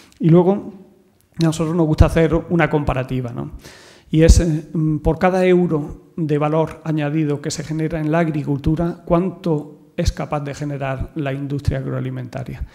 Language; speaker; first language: Spanish; native; Spanish